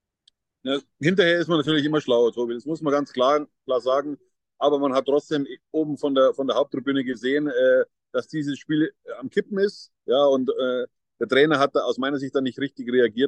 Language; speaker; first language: German; native; German